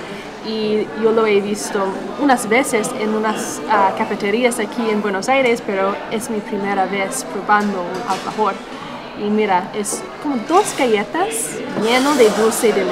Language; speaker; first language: Spanish; non-native, fluent; English